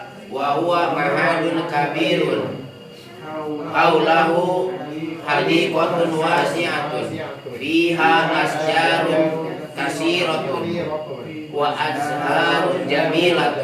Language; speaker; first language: Arabic; non-native, learner; Indonesian